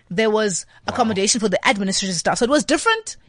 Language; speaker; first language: English; non-native, local second language; Xhosa